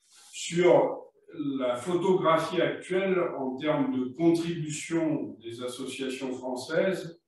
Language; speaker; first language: French; native; French